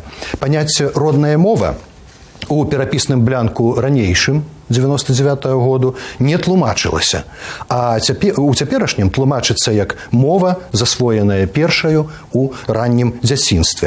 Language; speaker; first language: Belarusian; native; Belarusian